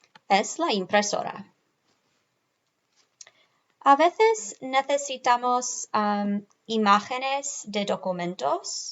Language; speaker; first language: Spanish; non-native, fluent; English